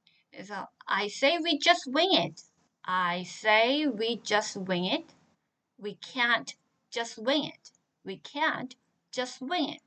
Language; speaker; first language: English; non-native, fluent; Korean